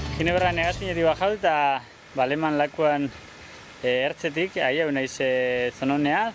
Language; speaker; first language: Basque; native; Basque